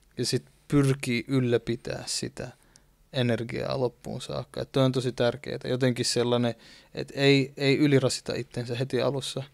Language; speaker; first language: Finnish; early bilingual, other home language; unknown